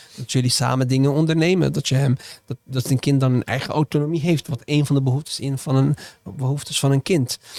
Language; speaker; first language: Dutch; early bilingual, other home language; Arabic